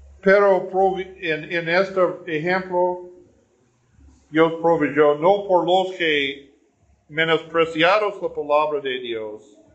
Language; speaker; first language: Spanish; non-native, learner; English